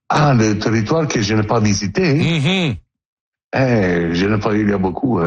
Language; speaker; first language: French; non-native, learner; Italian